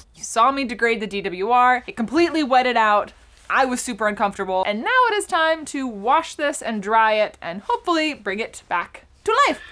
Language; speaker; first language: English; native; English